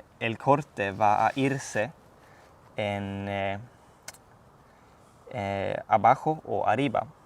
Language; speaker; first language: Spanish; non-native, fluent; Swedish